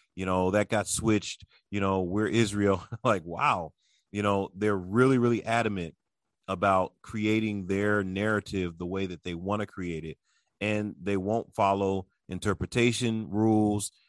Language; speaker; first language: English; early bilingual, other home language; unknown